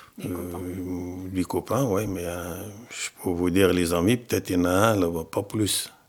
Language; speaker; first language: French; non-native, fluent; Arabic